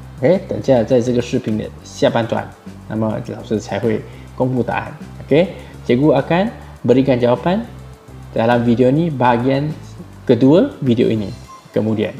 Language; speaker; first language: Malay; non-native, local second language; Chinese